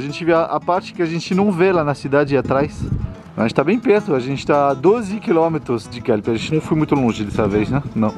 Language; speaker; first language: Portuguese; non-native, fluent; French